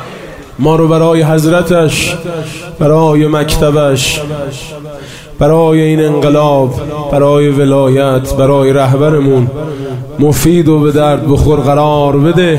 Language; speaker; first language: Persian; native; Persian